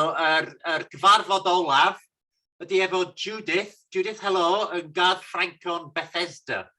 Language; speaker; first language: Welsh; non-native, fluent; English